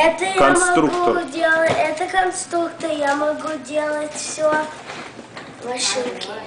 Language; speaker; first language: Russian; early bilingual, heritage; Russian